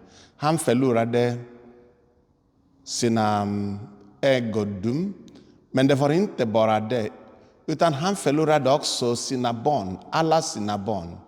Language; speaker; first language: Swedish; non-native, fluent; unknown